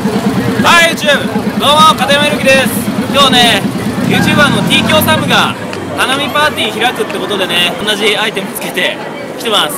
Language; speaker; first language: Japanese; native; Japanese